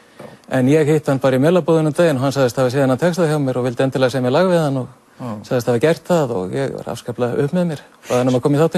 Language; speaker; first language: Icelandic; native; Icelandic